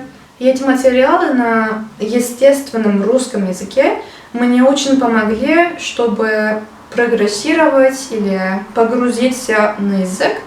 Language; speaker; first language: Russian; non-native, learner; Turkish